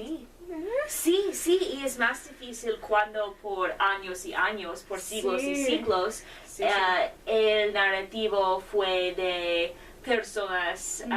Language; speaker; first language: Spanish; non-native, learner; English